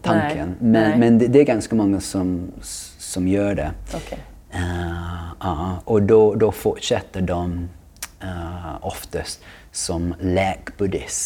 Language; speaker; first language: Swedish; non-native, fluent; English